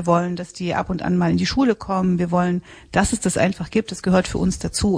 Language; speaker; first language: German; native; German